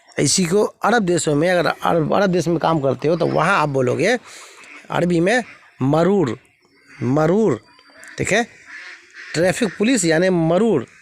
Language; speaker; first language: Hindi; native; Hindi